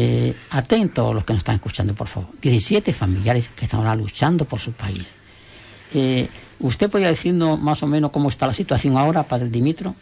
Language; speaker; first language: Spanish; native; Spanish